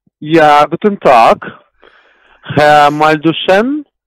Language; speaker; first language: German; non-native, learner; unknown